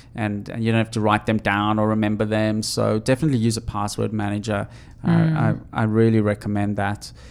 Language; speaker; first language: English; native; English